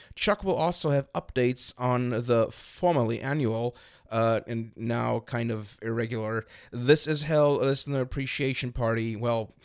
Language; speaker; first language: English; non-native, fluent; German